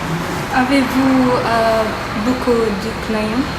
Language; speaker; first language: French; non-native, learner; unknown